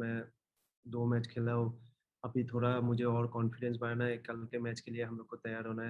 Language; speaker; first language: Hindi; non-native, local second language; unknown